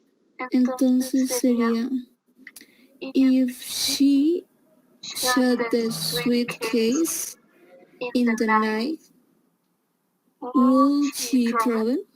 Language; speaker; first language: English; non-native, learner; Spanish